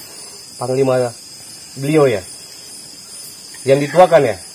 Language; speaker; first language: Indonesian; native; Indonesian